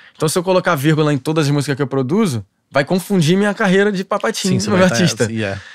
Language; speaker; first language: Portuguese; native; Portuguese